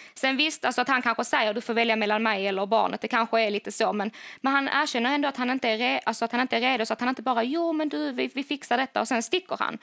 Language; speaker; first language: Swedish; native; Swedish